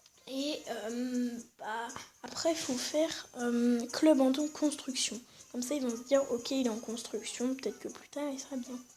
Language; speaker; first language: French; native; French